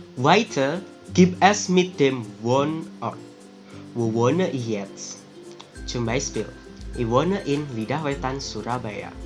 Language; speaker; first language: German; non-native, fluent; Javanese